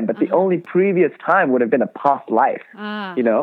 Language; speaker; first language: English; non-native, local second language; Tamil